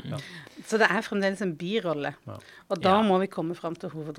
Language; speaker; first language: Norwegian; native; Norwegian